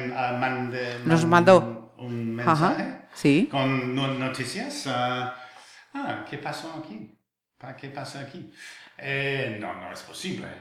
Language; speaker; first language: Spanish; non-native, fluent; English